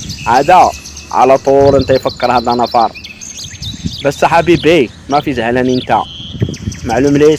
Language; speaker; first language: Arabic; non-native, learner; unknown